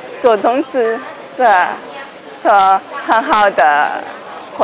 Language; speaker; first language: Chinese; non-native, learner; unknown